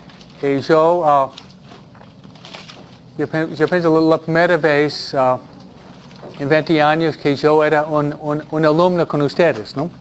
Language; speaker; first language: Spanish; non-native, fluent; English